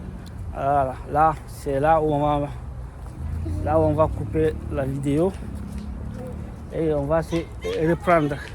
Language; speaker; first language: French; native; French